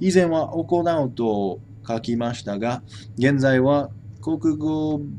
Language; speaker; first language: Japanese; non-native, fluent; English